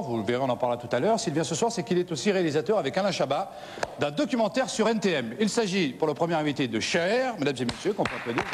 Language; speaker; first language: French; native; French